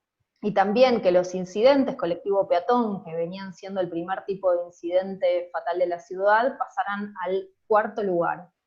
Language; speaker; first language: Spanish; native; Spanish